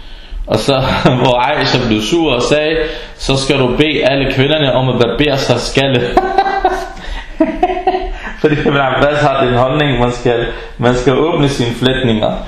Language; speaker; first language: Danish; early bilingual, other home language; Arabic